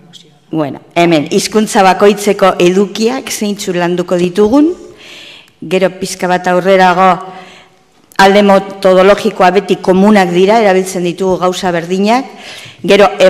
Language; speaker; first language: Basque; native; Basque